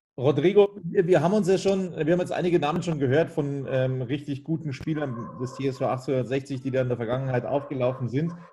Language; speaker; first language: German; native; German